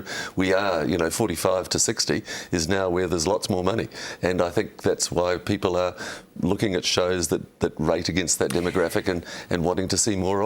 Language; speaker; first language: English; native; English